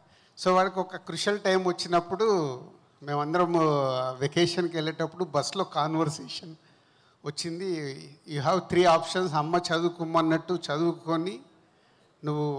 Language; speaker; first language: Telugu; native; Telugu